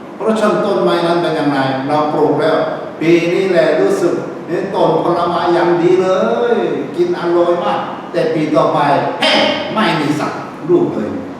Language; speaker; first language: Thai; non-native, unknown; Korean